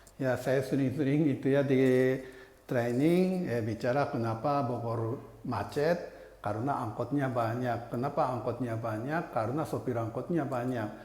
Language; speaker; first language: Indonesian; non-native, fluent; Japanese